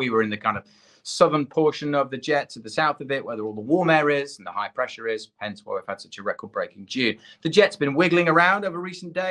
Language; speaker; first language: English; native; English